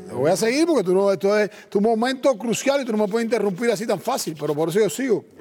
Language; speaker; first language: Spanish; native; Spanish